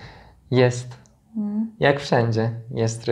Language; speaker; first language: Polish; non-native, learner; Turkish